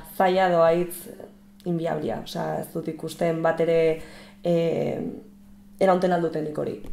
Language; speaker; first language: Basque; native; Basque